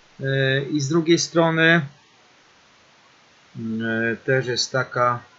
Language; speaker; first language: Polish; native; Polish